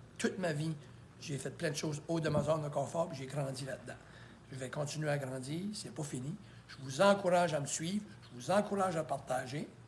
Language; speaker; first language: French; native; French